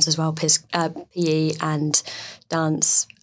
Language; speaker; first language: English; native; English